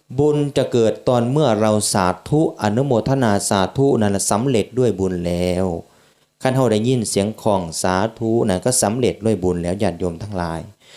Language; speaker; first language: Thai; native; Thai